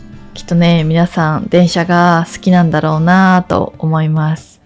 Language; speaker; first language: Japanese; native; Japanese